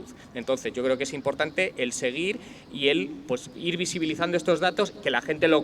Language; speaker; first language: Spanish; native; Spanish